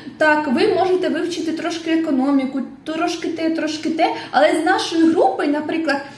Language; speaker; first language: Ukrainian; non-native, local second language; Russian